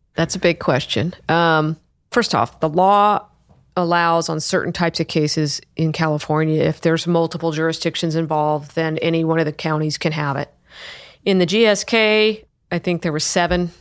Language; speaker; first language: English; native; English